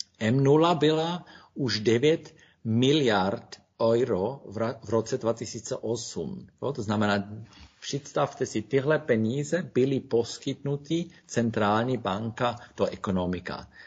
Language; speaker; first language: Czech; non-native, fluent; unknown